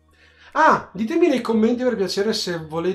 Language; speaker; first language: Italian; native; Italian